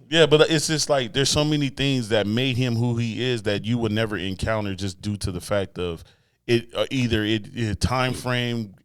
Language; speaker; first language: English; native; English